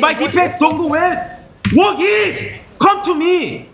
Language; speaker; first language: English; non-native, learner; Korean